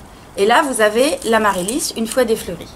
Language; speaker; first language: French; native; French